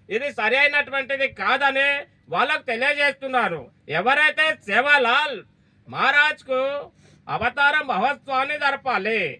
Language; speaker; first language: Telugu; non-native, local second language; Lambadi